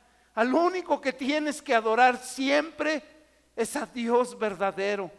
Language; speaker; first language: Spanish; native; Spanish